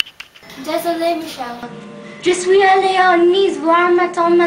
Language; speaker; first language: French; non-native, learner; English